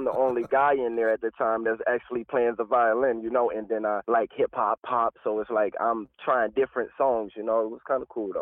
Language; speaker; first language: English; native; English